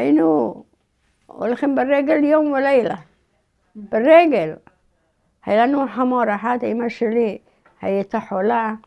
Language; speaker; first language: Hebrew; early bilingual, other home language; Arabic